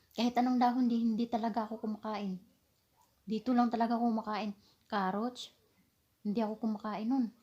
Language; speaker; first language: Filipino; non-native, local second language; Cebuano